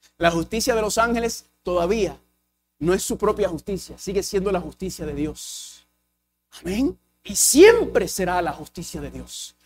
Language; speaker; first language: Spanish; early bilingual, heritage; English